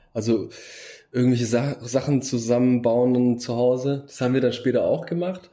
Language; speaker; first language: German; early bilingual, other home language; Bosnian